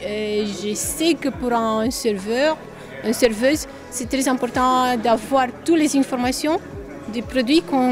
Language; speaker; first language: French; non-native, fluent; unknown